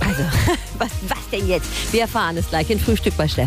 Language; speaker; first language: German; native; German